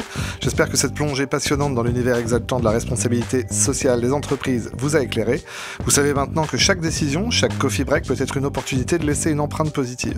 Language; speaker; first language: French; native; French